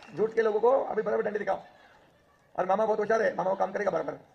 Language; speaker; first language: Hindi; non-native, local second language; Marathi